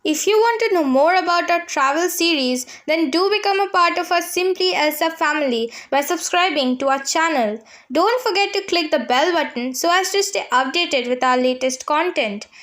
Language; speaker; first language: English; non-native, local second language; Bangla